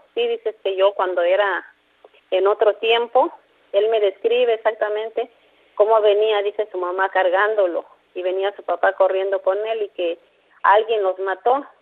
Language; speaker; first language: Spanish; native; Spanish